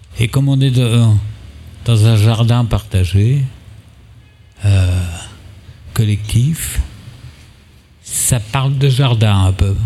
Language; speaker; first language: French; native; French